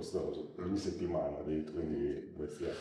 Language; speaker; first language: Italian; native; Italian